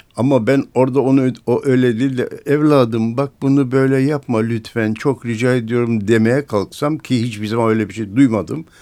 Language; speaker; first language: Turkish; native; Turkish